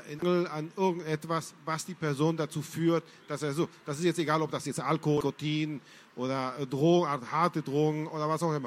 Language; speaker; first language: German; non-native, fluent; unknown